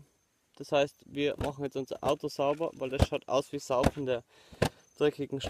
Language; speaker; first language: German; native; German